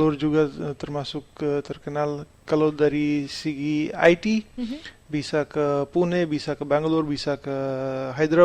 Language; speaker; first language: Indonesian; non-native, fluent; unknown